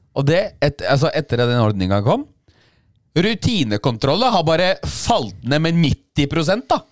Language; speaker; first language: Norwegian; early bilingual, other home language; Polish